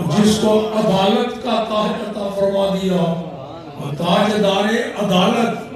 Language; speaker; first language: Urdu; non-native, local second language; Punjabi